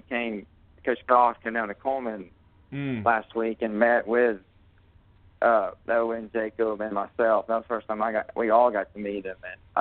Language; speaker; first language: English; native; English